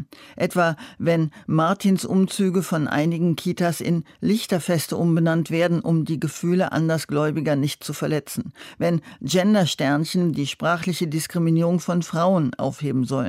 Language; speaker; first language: German; native; German